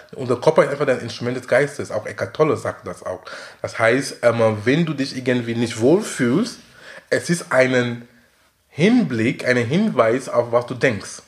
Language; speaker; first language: German; non-native, fluent; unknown